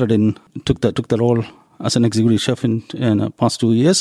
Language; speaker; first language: English; non-native, local second language; Malayalam